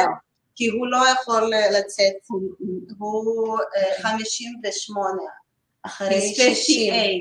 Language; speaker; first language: Hebrew; non-native, learner; Russian